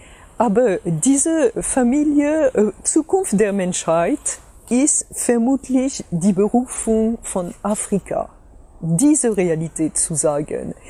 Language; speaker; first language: German; non-native, fluent; French